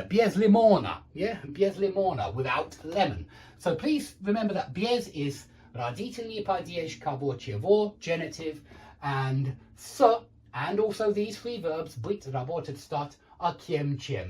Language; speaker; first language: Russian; non-native, learner; English